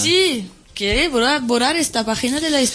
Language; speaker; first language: Spanish; non-native, fluent; French